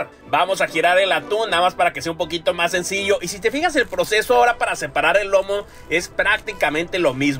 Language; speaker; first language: Spanish; native; Spanish